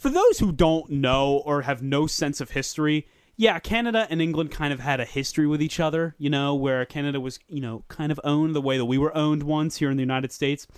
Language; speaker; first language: English; native; English